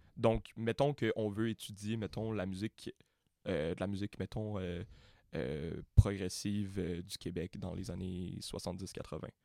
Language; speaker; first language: French; native; French